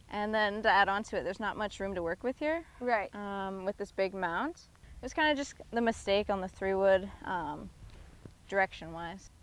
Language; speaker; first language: English; native; English